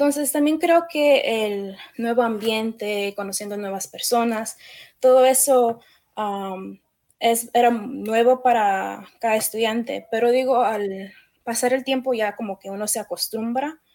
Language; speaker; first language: Spanish; early bilingual, heritage; Spanish